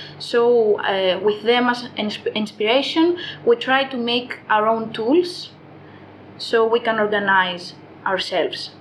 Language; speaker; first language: English; non-native, fluent; Greek